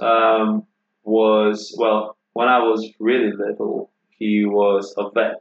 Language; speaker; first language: English; non-native, fluent; Polish